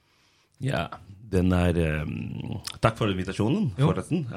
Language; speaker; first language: Norwegian; non-native, fluent; Spanish